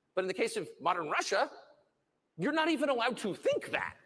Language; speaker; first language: English; native; English